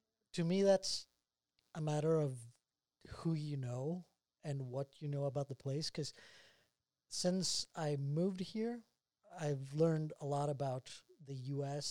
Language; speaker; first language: English; non-native, fluent; Spanish